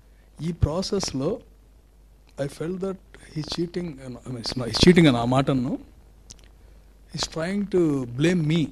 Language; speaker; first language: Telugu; native; Telugu